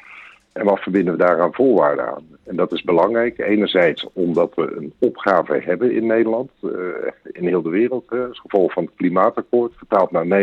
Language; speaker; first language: Dutch; native; Dutch